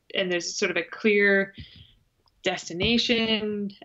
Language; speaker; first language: English; native; English